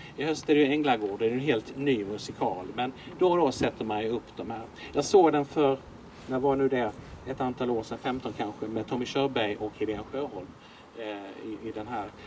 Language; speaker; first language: Swedish; native; Swedish